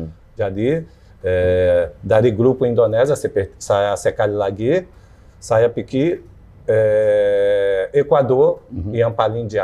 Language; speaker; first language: Indonesian; non-native, fluent; Portuguese